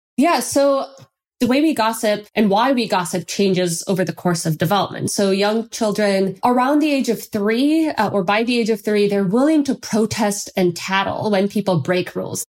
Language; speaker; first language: English; non-native, fluent; Turkish